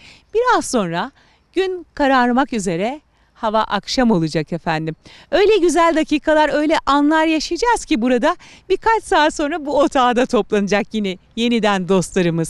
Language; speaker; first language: Turkish; native; Turkish